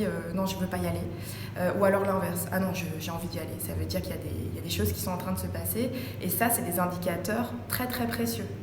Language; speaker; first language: French; native; French